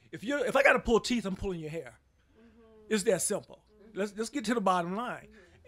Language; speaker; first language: English; native; English